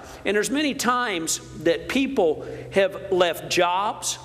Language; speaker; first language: English; native; English